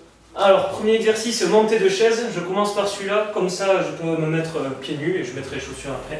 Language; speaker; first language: French; native; French